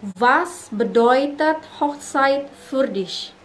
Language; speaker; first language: German; non-native, learner; Indonesian